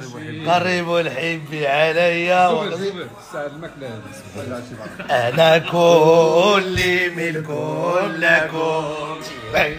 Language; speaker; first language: Arabic; native; Arabic